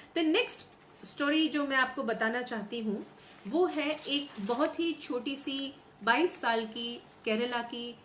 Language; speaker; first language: Hindi; non-native, local second language; Gujarati